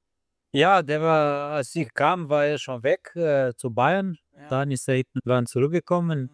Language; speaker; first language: German; non-native, fluent; Slovenian